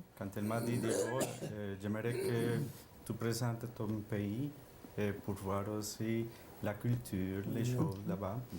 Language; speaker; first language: French; non-native, fluent; Spanish